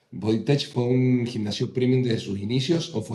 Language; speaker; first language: Spanish; native; Spanish